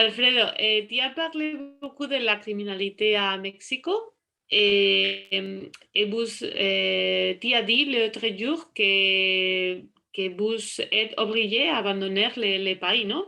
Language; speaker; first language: French; non-native, learner; Spanish